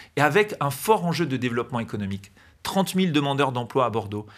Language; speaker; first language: French; native; French